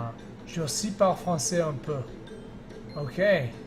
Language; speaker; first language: French; non-native, learner; English